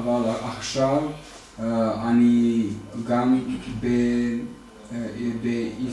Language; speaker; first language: Hebrew; non-native, learner; Serbian